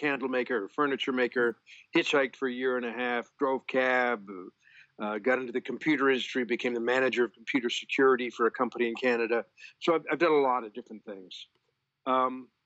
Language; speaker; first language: English; native; English